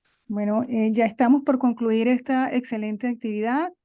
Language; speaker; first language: Spanish; native; Spanish